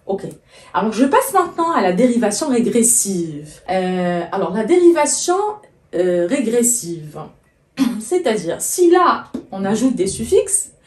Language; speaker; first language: French; non-native, local second language; Arabic